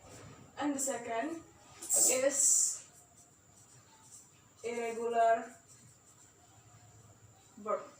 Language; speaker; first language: English; non-native, learner; Indonesian